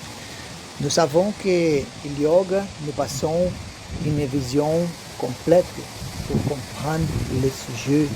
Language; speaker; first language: French; non-native, learner; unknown